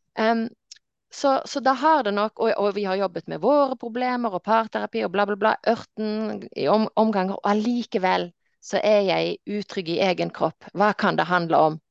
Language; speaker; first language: Norwegian; native; Norwegian